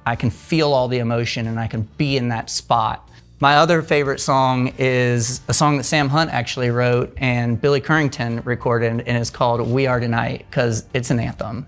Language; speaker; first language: English; native; English